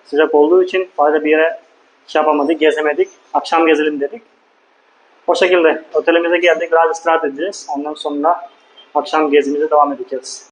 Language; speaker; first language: Turkish; non-native, fluent; Hindi